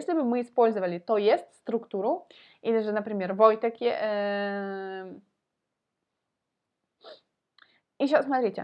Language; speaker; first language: Polish; non-native, fluent; Russian